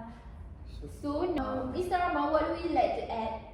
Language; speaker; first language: English; non-native, learner; Malay